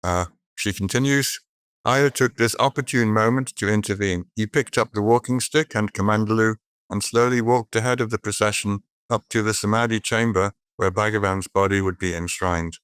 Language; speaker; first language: English; native; English